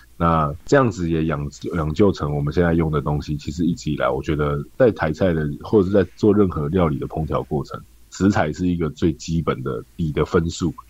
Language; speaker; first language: Chinese; native; Chinese